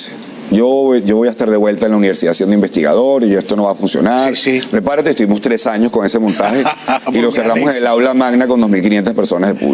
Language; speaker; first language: Spanish; native; Spanish